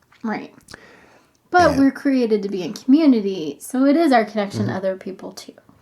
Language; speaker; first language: English; native; English